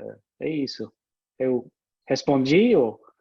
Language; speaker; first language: Portuguese; non-native, fluent; English